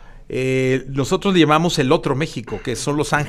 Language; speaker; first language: Spanish; native; Spanish